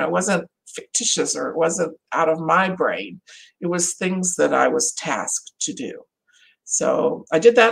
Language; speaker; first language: English; native; English